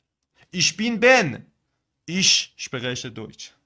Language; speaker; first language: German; non-native, fluent; Persian